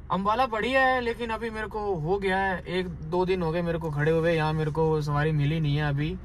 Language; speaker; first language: Hindi; native; Hindi